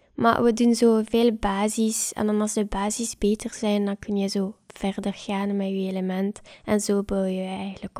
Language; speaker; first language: Dutch; native; Dutch